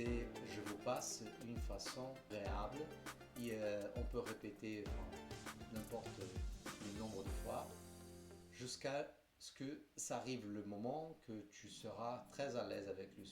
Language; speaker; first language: French; non-native, fluent; Portuguese